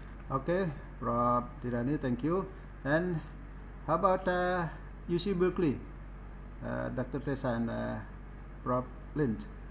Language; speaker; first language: English; non-native, fluent; Indonesian